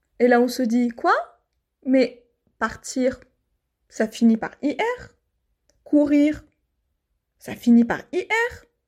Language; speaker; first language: French; native; French